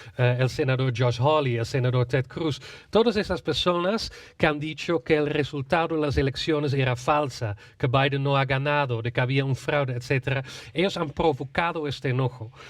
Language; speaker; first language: Spanish; non-native, fluent; Dutch